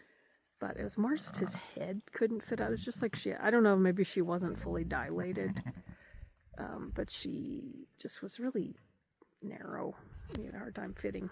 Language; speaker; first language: English; native; English